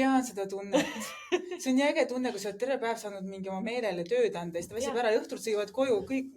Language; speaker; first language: Estonian; native; Estonian